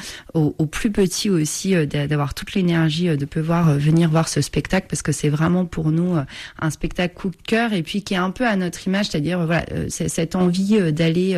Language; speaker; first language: French; native; French